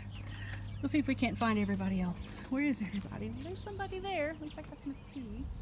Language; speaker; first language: English; native; English